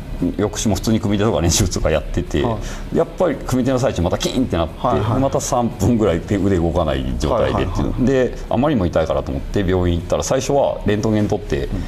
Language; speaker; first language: Japanese; native; Japanese